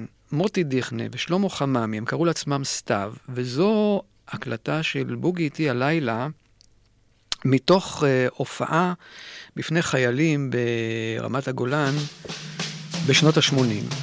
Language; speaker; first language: Hebrew; native; Hebrew